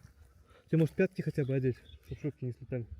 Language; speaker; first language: Russian; native; Russian